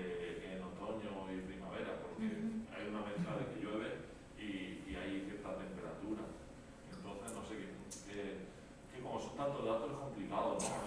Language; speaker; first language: Spanish; native; Spanish